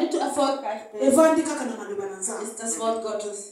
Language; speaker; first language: German; non-native, fluent; Lingala